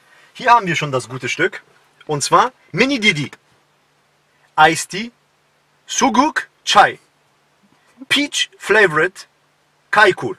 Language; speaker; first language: German; native; German